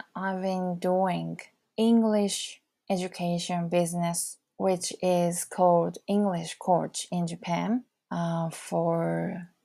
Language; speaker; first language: English; non-native, fluent; Japanese